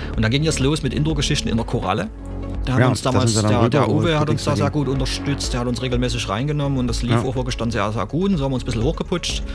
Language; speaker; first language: German; native; German